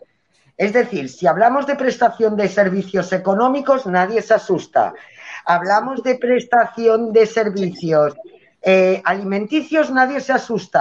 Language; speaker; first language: Spanish; native; Spanish